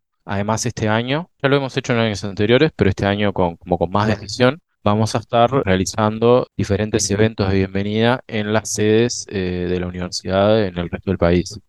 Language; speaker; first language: Spanish; native; Spanish